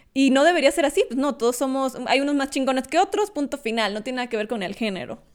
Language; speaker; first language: Spanish; native; Spanish